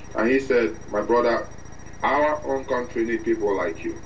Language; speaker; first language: English; non-native, local second language; Igbo